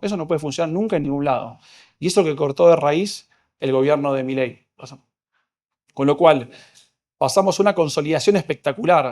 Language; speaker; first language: Spanish; native; Spanish